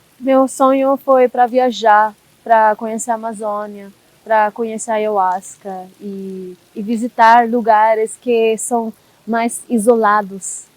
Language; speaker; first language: Portuguese; non-native, learner; Hindi